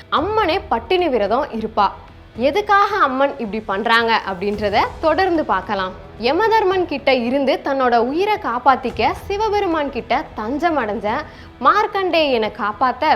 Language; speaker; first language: Tamil; native; Tamil